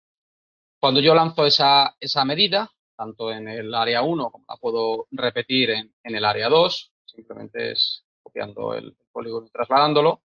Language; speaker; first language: Spanish; native; Spanish